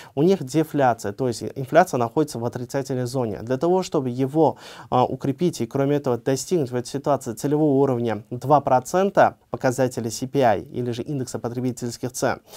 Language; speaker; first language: Russian; non-native, local second language; Uzbek